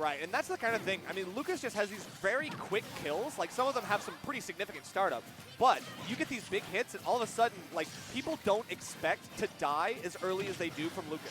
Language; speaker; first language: English; native; English